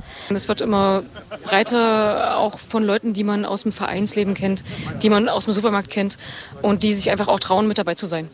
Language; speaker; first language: German; native; German